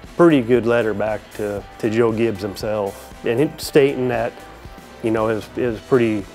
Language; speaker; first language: English; native; English